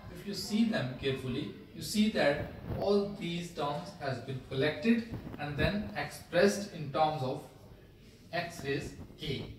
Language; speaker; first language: English; non-native, local second language; Urdu